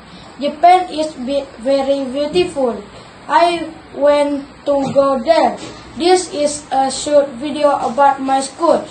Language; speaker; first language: English; non-native, learner; Iban